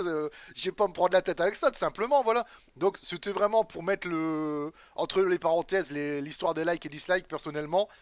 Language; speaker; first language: French; native; French